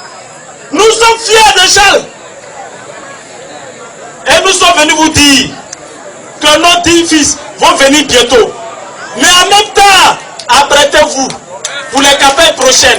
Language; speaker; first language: French; non-native, local second language; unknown